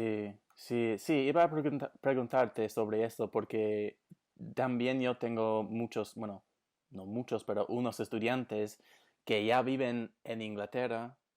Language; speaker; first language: Spanish; non-native, fluent; English